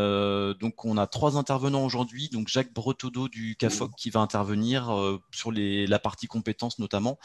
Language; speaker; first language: French; native; French